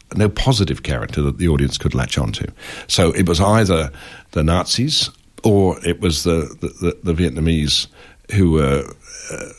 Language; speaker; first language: English; native; English